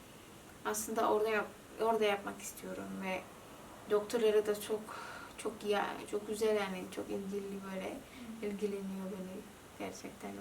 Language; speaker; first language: Turkish; non-native, learner; Indonesian